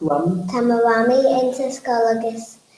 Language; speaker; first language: Irish; non-native, learner; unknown